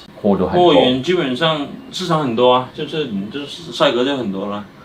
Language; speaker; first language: Chinese; native; Chinese